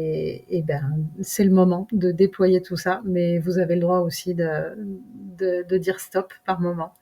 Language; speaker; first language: French; native; French